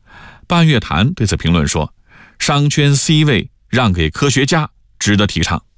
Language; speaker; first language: Chinese; native; Chinese